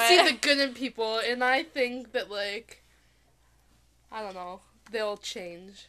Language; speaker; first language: English; native; English